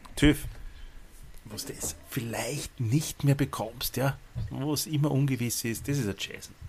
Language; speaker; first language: German; native; German